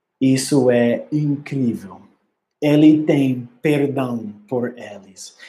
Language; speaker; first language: Portuguese; non-native, learner; English